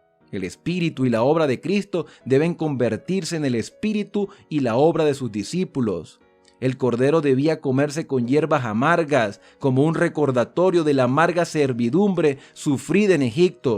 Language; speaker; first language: Spanish; native; Spanish